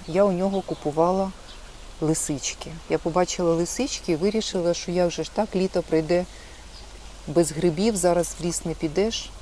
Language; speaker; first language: Ukrainian; non-native, local second language; Russian